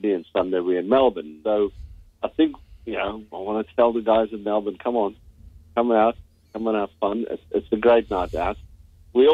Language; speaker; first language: English; non-native, local second language; Afrikaans